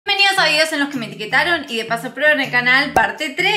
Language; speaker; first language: Spanish; native; Spanish